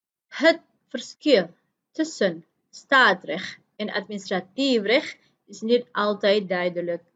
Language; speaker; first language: Dutch; non-native, fluent; Indonesian